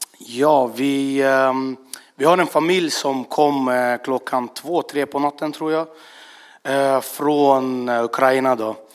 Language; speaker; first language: Swedish; early bilingual, other home language; Russian